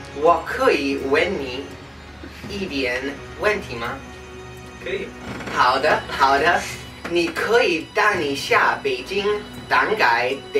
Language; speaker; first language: Chinese; non-native, learner; English